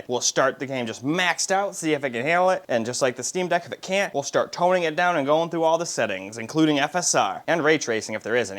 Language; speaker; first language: English; native; English